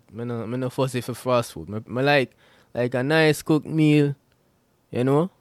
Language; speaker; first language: English; non-native, local second language; Jamaican Creole English